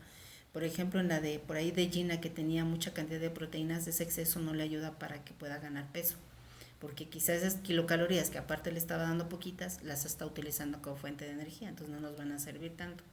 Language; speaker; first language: Spanish; native; Spanish